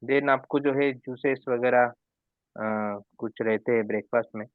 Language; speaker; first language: Hindi; non-native, local second language; Marathi